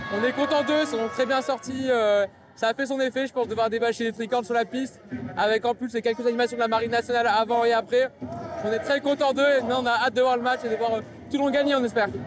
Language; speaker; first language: French; native; French